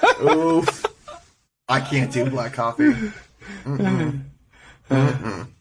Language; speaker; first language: English; native; English